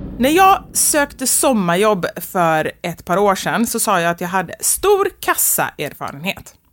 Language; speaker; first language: Swedish; native; Swedish